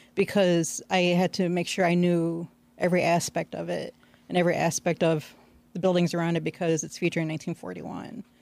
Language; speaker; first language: English; native; English